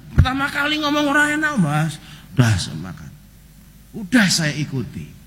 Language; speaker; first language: Indonesian; non-native, local second language; Javanese